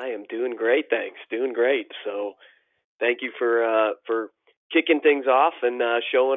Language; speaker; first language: English; native; English